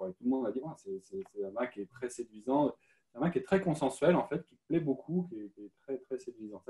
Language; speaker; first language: French; native; French